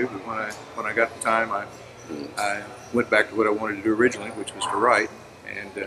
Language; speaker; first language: English; native; English